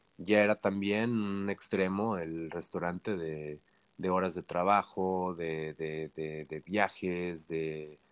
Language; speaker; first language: Spanish; native; Spanish